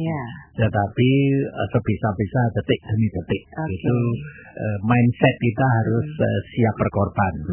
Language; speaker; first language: Indonesian; non-native, local second language; Javanese